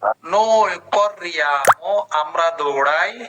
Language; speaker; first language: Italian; non-native, fluent; Bangla